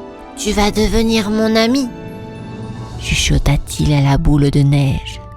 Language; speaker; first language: French; native; French